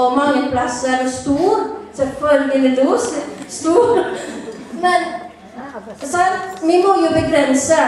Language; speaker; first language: Norwegian; non-native, learner; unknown